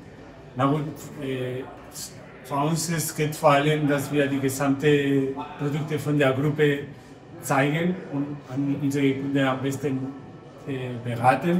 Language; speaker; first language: German; non-native, learner; Spanish